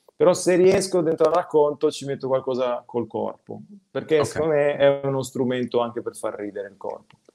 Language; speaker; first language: Italian; native; Italian